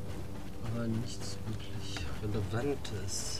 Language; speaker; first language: German; native; German